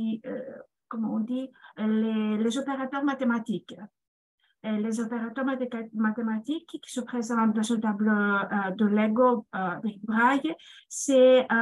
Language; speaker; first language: French; non-native, fluent; Greek